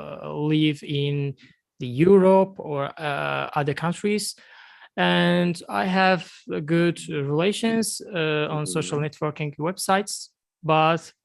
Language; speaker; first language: English; non-native, learner; Azerbaijani